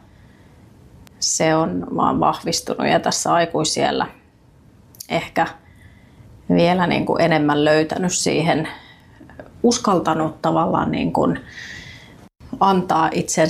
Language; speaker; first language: Finnish; native; Finnish